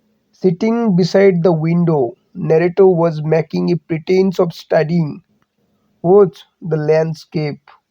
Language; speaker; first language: English; non-native, local second language; Bangla